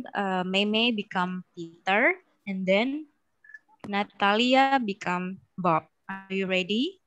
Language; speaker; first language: English; non-native, fluent; Indonesian